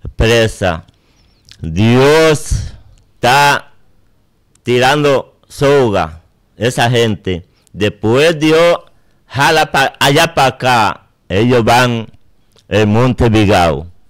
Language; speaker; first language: Spanish; native; Spanish